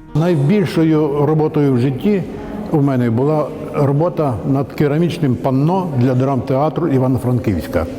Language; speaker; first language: Ukrainian; native; Ukrainian